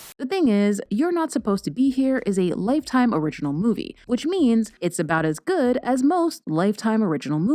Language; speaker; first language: English; native; English